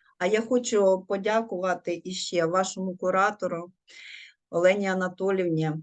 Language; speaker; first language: Ukrainian; native; Ukrainian